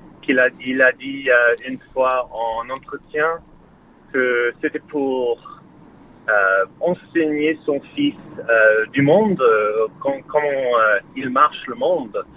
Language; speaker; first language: French; non-native, learner; English